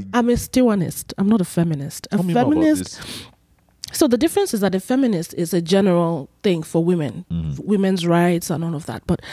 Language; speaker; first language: English; non-native, local second language; Igbo